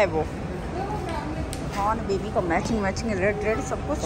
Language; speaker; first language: Hindi; native; Hindi